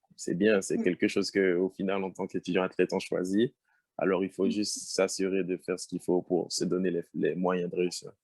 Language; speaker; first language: French; native; French